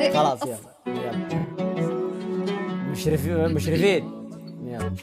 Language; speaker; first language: Arabic; native; Arabic